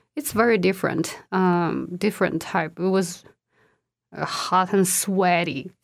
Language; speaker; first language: English; non-native, fluent; Chinese